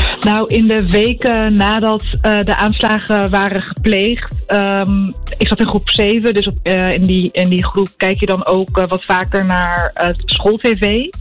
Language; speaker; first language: Dutch; early bilingual, other home language; Arabic